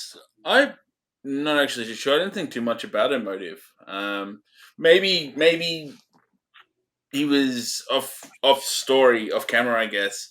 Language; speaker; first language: English; native; English